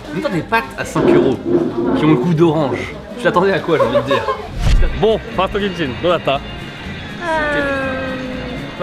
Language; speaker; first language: French; native; French